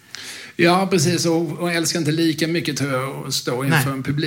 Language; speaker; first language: Swedish; native; Swedish